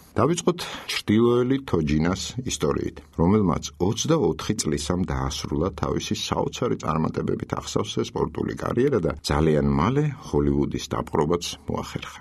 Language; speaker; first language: Georgian; native; Georgian